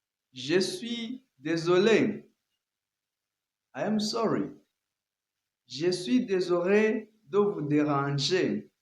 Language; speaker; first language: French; non-native, learner; Kinyarwanda